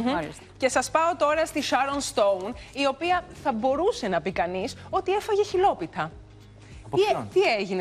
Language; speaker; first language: Greek; native; Greek